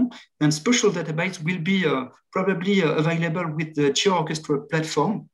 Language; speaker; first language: English; non-native, fluent; French